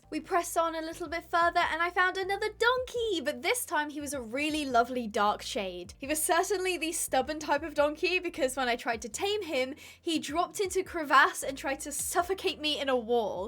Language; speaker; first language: English; native; English